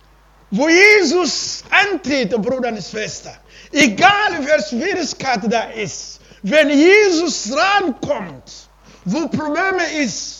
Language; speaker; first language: German; non-native, learner; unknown